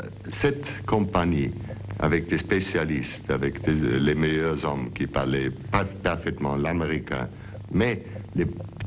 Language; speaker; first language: French; non-native, fluent; German